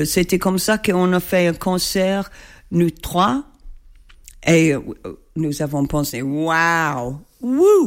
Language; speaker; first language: French; non-native, learner; English